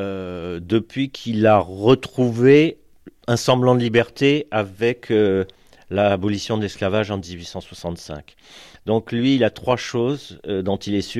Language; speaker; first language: French; native; French